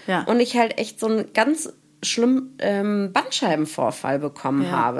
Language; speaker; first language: German; native; German